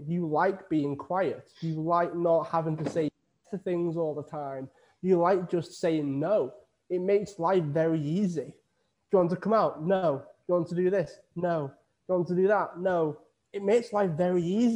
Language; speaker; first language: English; native; English